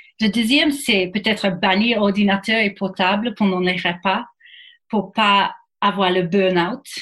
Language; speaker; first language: French; non-native, fluent; English